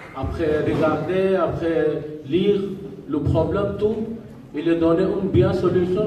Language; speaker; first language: French; non-native, learner; Rohingya